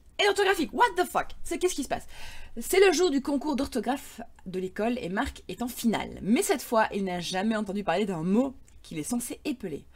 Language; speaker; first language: French; native; French